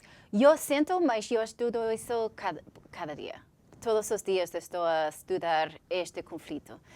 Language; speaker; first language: Portuguese; non-native, learner; English